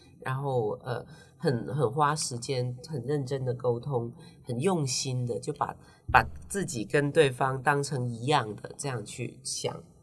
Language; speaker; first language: Chinese; non-native, local second language; Cantonese